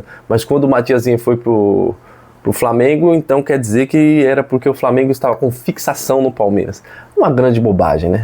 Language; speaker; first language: Portuguese; native; Portuguese